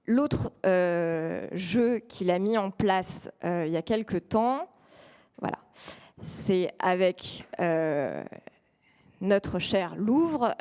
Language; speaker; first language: French; native; French